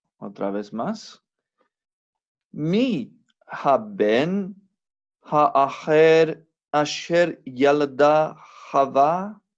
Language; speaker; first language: Spanish; non-native, fluent; English